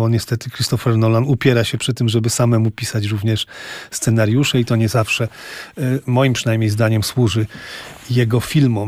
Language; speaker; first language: Polish; native; Polish